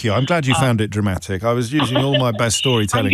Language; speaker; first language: English; native; English